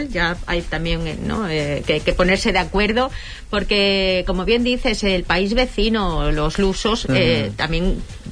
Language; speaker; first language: Spanish; native; Spanish